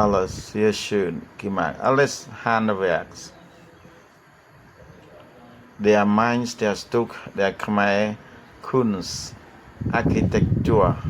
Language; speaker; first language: German; non-native, learner; Khmer